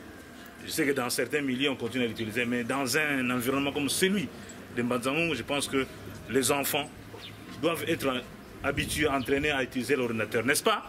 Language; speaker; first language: French; non-native, local second language; Kongo